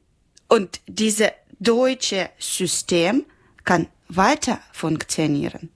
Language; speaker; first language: German; non-native, learner; Ukrainian